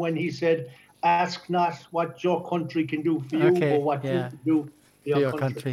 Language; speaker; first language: English; native; English